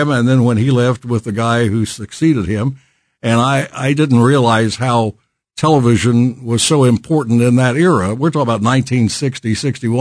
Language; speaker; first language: English; native; English